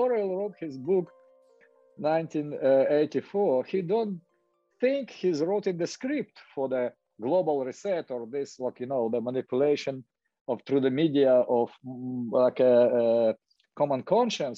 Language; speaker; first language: English; non-native, fluent; Ukrainian